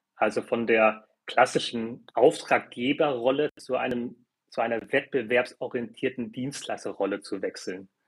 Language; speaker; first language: German; early bilingual, other home language; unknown